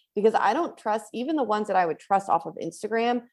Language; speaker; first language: English; native; English